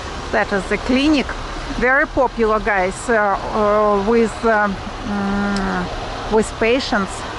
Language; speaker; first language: English; non-native, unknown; Russian